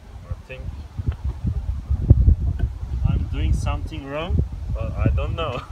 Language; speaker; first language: English; non-native, learner; Turkish